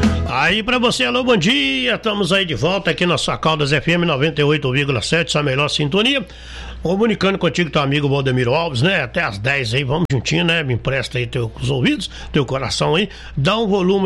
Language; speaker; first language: Portuguese; native; Portuguese